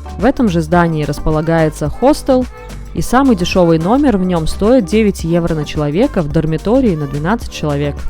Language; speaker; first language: Russian; native; Russian